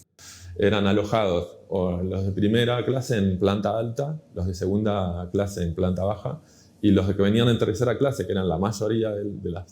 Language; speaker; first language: Spanish; native; Spanish